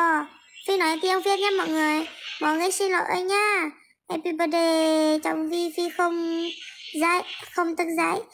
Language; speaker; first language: Vietnamese; non-native, learner; Indonesian